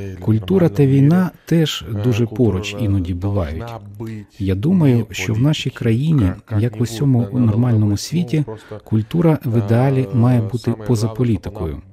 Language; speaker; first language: Ukrainian; non-native, fluent; Lithuanian